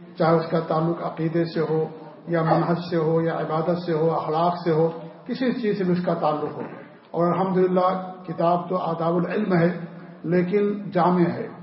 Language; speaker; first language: Urdu; native; Urdu